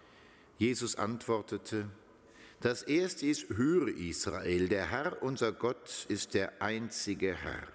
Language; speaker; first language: German; native; German